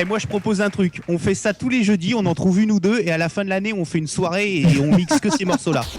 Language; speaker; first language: French; native; French